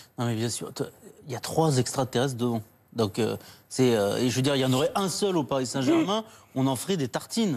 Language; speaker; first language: French; native; French